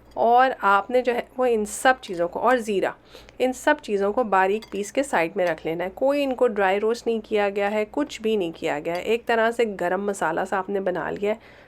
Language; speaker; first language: Urdu; native; Urdu